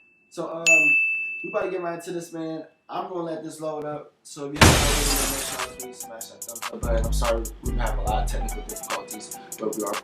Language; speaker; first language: English; native; English